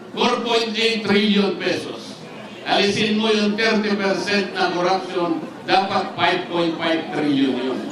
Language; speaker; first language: Filipino; native; Filipino